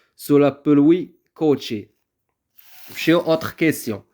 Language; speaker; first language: French; non-native, local second language; Arabic